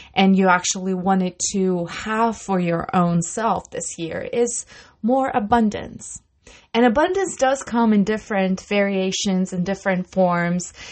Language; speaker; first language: English; non-native, fluent; Russian